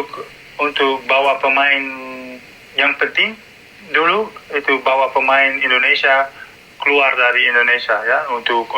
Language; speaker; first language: Indonesian; non-native, learner; Dutch